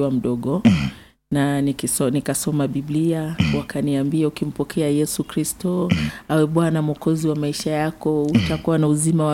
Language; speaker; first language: Swahili; native; Swahili